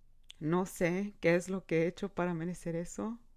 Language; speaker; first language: Spanish; early bilingual, other home language; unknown